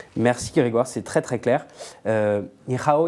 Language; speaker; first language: French; native; French